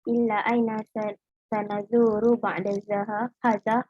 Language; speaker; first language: Arabic; non-native, learner; Malay